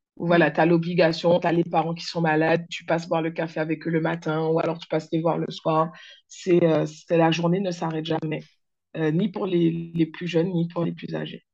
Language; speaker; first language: French; native; French